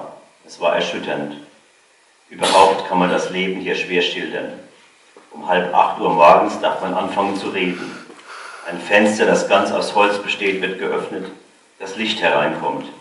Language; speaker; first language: German; native; German